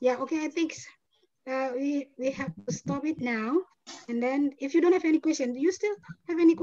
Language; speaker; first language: English; non-native, fluent; Indonesian